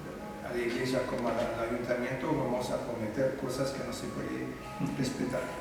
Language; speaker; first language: Spanish; non-native, fluent; French